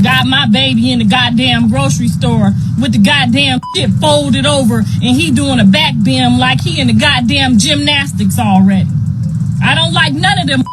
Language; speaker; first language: English; native; English